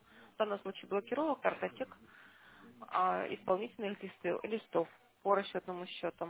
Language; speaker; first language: Russian; native; Russian